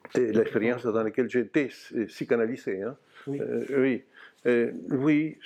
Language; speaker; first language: French; non-native, fluent; Spanish